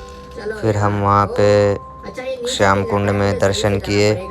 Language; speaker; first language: Hindi; native; Hindi